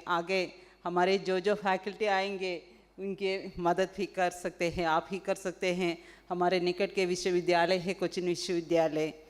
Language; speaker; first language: Hindi; non-native, local second language; Malayalam